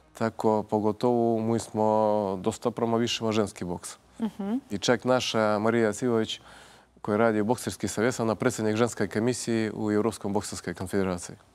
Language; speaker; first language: Croatian; non-native, fluent; Russian